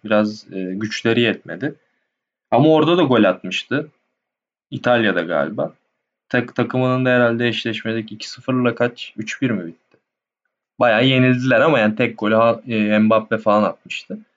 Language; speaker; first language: Turkish; native; Turkish